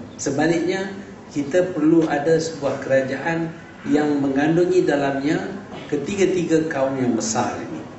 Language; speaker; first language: Malay; native; Malay